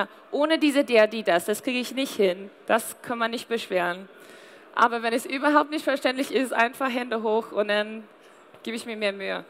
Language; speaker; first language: German; non-native, fluent; English